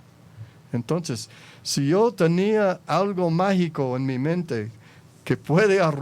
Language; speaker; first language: Spanish; non-native, fluent; English